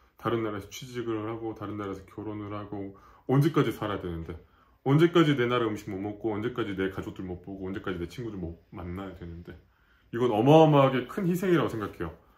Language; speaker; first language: Korean; native; Korean